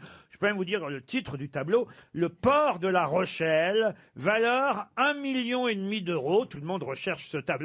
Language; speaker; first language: French; native; French